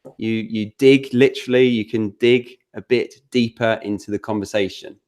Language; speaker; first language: English; native; English